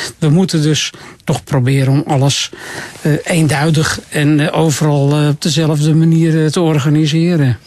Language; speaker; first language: Dutch; native; Dutch